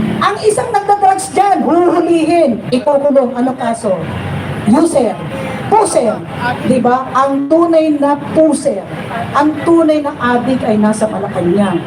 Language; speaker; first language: Filipino; native; Filipino